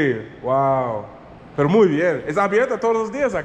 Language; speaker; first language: Spanish; non-native, learner; English